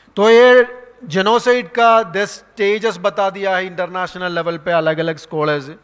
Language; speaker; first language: Hindi; non-native, local second language; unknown